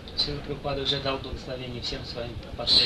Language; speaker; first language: Russian; native; Russian